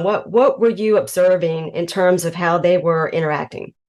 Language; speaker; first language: English; native; English